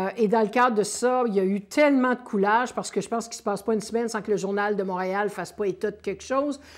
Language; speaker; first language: French; native; French